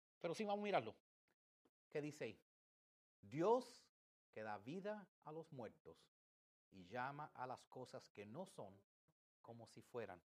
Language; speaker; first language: Spanish; early bilingual, heritage; English